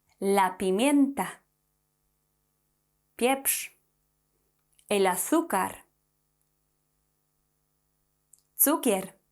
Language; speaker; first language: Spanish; non-native, fluent; Polish